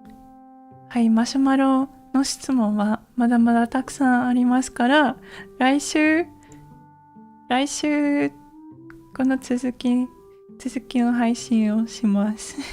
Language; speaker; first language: Japanese; non-native, learner; English